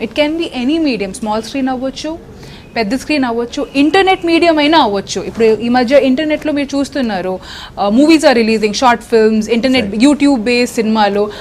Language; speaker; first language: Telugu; non-native, local second language; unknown